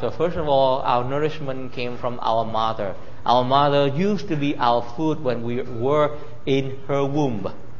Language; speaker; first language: English; non-native, fluent; Vietnamese